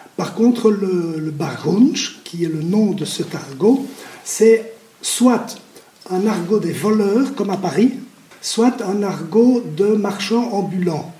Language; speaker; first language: French; native; French